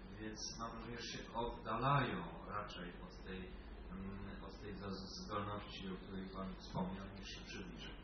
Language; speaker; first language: Polish; native; Polish